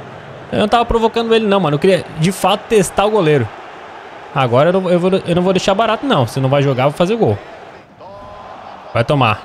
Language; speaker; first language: Portuguese; native; Portuguese